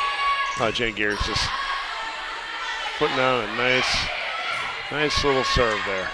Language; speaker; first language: English; native; English